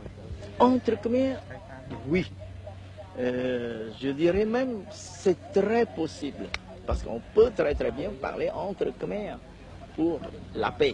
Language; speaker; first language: French; non-native, local second language; Khmer